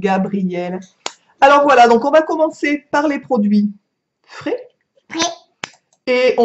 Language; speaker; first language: French; native; French